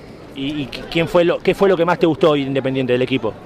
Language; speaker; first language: Spanish; native; Spanish